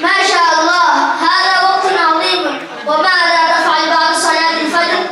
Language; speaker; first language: Arabic; non-native, learner; Urdu